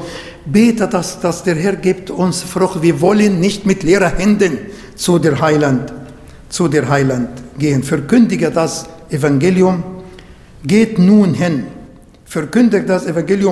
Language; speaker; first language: German; non-native, fluent; Arabic